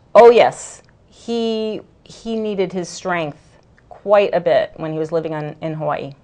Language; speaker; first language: English; native; English